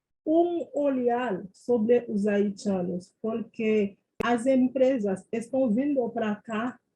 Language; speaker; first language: Portuguese; non-native, fluent; Haitian Creole